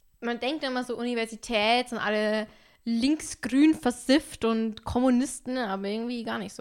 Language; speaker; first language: German; native; German